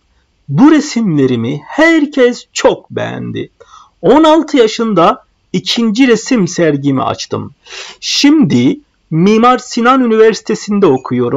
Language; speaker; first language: Turkish; non-native, fluent; Arabic